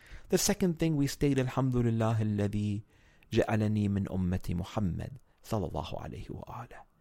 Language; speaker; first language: English; native; English